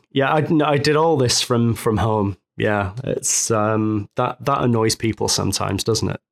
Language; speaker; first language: English; native; English